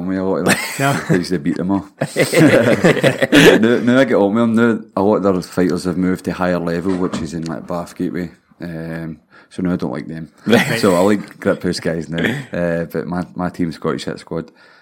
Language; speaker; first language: English; native; English